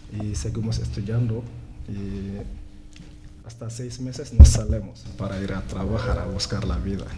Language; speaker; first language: Spanish; non-native, learner; Wolof